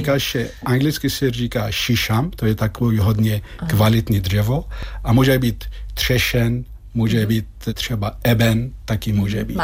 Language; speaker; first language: Czech; non-native, fluent; Arabic